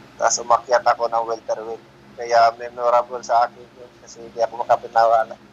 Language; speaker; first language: Filipino; non-native, local second language; Hiligaynon